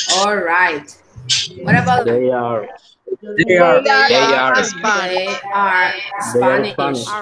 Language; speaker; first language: English; non-native, fluent; Spanish